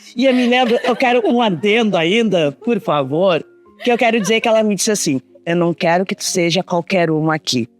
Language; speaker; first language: Portuguese; native; Portuguese